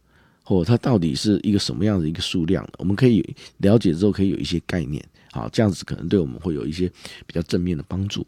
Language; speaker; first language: Chinese; native; Chinese